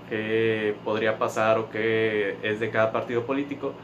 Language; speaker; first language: Spanish; native; Spanish